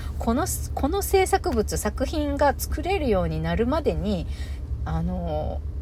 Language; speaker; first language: Japanese; native; Japanese